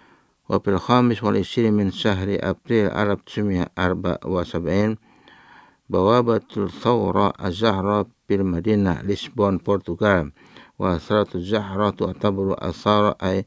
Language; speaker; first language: Arabic; non-native, fluent; Indonesian